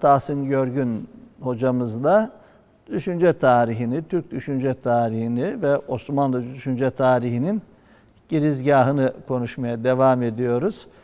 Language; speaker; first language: Turkish; native; Turkish